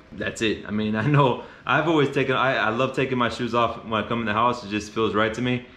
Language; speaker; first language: English; native; English